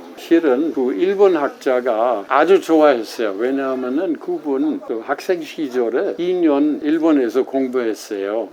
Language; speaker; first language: Korean; non-native, fluent; German